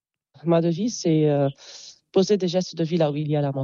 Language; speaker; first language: French; non-native, local second language; Arabic